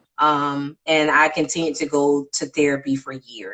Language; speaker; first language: English; native; English